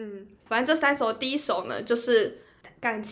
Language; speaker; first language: Chinese; native; Chinese